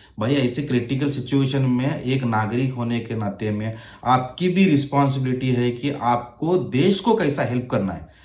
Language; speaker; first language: Hindi; non-native, local second language; Marathi